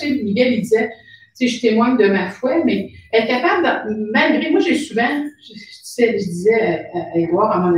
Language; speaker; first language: French; native; French